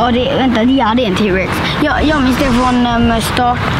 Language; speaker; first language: Swedish; native; Swedish